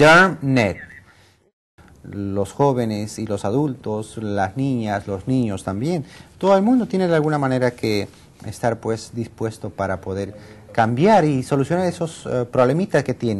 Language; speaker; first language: Spanish; native; Spanish